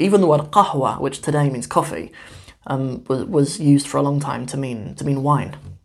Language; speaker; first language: English; native; English